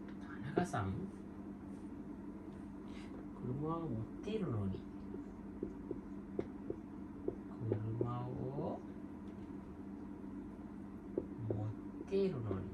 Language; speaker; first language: Japanese; non-native, fluent; Sinhala